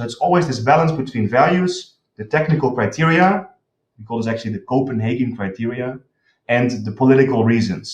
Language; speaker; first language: English; non-native, fluent; Dutch